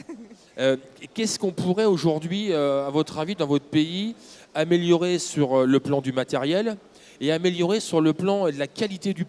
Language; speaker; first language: French; native; French